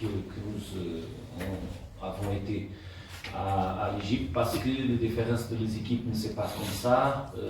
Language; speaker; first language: French; non-native, learner; Portuguese